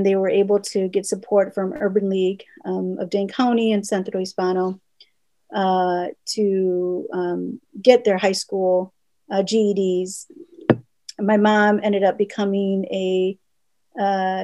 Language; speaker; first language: English; early bilingual, other home language; Spanish